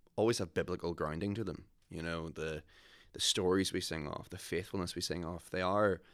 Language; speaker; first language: English; native; English